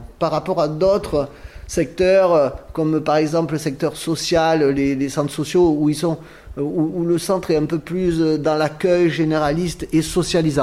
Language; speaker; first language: French; native; French